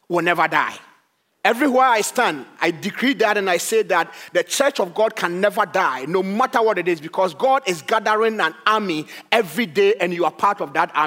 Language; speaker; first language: English; non-native, local second language; Akan